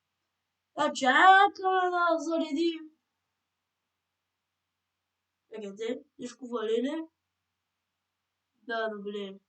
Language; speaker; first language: Bulgarian; native; Bulgarian